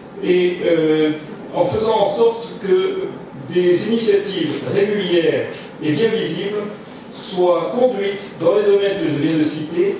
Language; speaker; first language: French; native; French